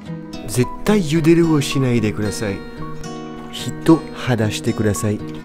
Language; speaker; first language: Japanese; non-native, learner; French